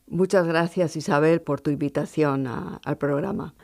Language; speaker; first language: Spanish; native; Spanish